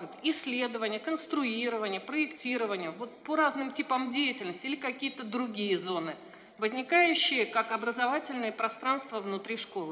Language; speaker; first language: Russian; native; Russian